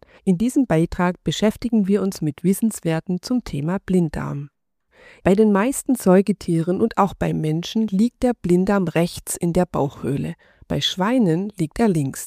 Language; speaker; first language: German; native; German